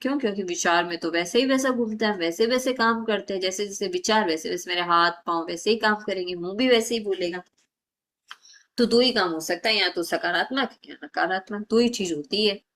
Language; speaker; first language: Hindi; native; Hindi